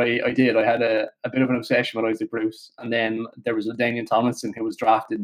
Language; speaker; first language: English; native; English